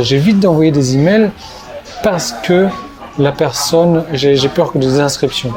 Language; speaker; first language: French; native; French